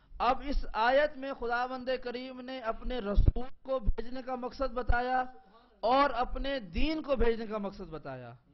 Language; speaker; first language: Urdu; native; Urdu